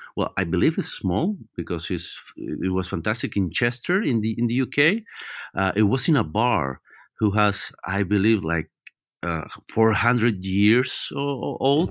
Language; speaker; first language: English; non-native, fluent; Spanish